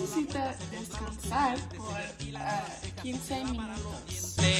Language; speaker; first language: Spanish; non-native, learner; English